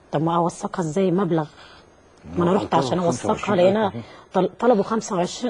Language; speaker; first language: Arabic; native; Arabic